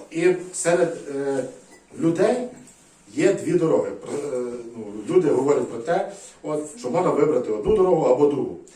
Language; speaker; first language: Ukrainian; native; Ukrainian